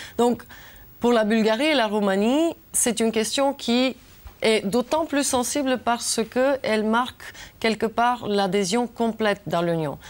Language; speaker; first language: French; non-native, fluent; Bulgarian